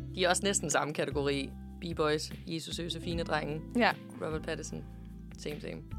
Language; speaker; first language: Danish; native; Danish